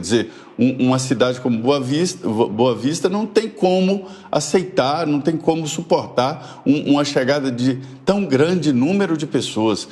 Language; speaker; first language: Portuguese; native; Portuguese